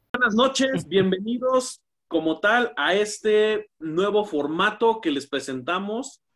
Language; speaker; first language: Spanish; native; Spanish